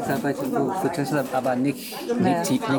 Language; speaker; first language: German; non-native, learner; English